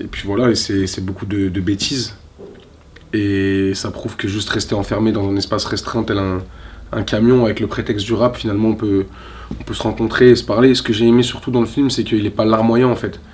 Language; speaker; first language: French; native; French